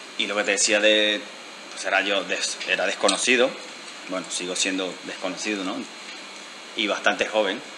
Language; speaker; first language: Spanish; native; Spanish